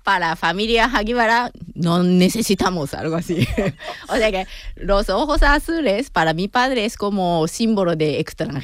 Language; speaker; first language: Spanish; non-native, fluent; Japanese